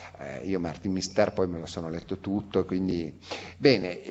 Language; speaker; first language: Italian; native; Italian